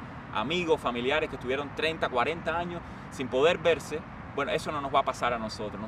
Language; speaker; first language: Spanish; native; Spanish